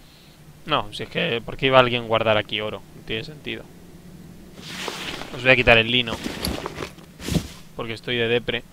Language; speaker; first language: Spanish; native; Spanish